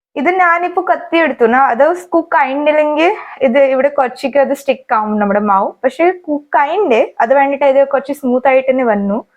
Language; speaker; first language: Malayalam; non-native, learner; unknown